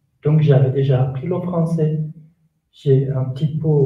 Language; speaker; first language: French; non-native, learner; Kurdish